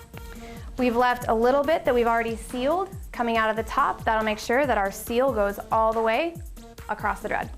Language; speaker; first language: English; native; English